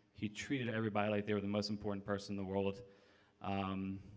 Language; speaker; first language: English; native; English